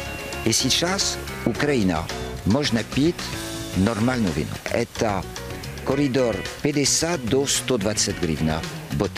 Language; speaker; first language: Ukrainian; non-native, learner; French